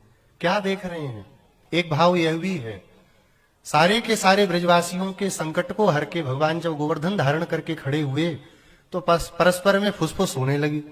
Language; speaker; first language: Hindi; native; Hindi